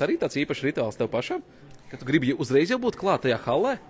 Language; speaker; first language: Latvian; native; Latvian